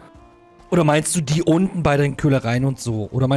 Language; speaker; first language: German; native; German